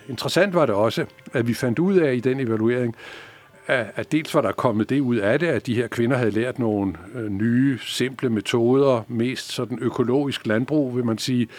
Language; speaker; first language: Danish; native; Danish